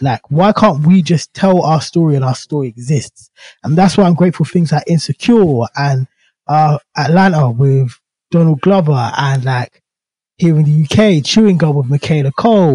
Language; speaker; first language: English; native; English